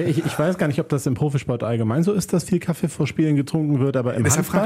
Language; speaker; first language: German; native; German